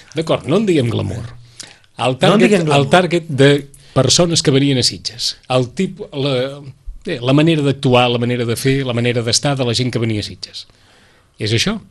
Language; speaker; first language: Catalan; native; Catalan